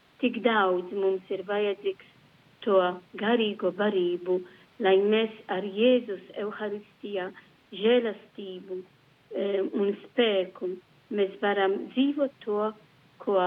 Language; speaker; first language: Latvian; non-native, learner; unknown